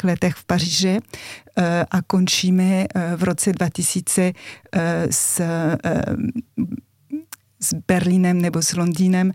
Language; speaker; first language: Czech; non-native, fluent; French